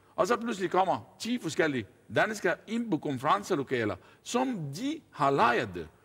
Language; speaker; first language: Danish; non-native, fluent; Arabic